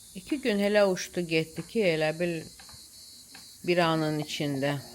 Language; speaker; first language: Azerbaijani; native; Azerbaijani